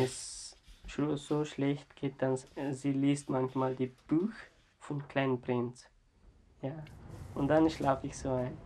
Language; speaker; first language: German; non-native, learner; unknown